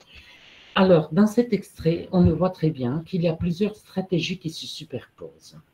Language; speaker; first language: French; non-native, fluent; Italian